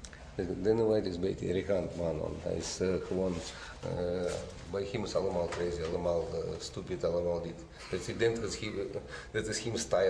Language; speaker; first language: Dutch; non-native, learner; Russian